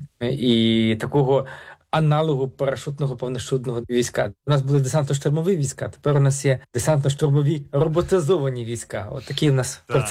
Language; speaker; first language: Ukrainian; native; Ukrainian